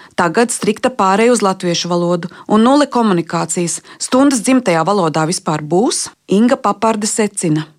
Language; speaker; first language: Latvian; native; Latvian